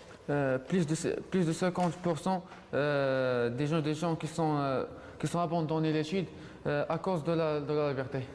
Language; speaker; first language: French; non-native, learner; Arabic